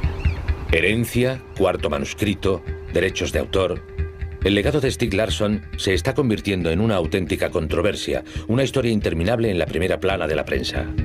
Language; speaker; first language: Spanish; native; Spanish